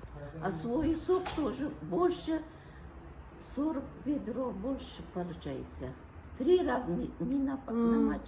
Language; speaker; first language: Russian; non-native, local second language; Uzbek